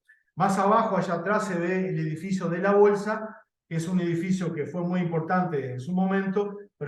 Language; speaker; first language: Spanish; native; Spanish